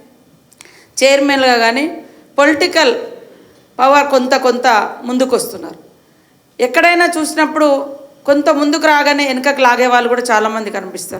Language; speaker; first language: Telugu; native; Telugu